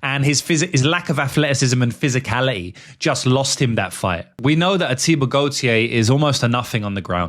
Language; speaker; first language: English; native; English